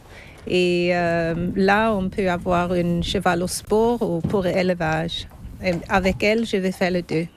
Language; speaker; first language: French; non-native, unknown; Swedish